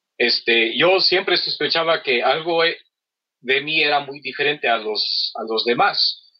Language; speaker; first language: Spanish; non-native, fluent; English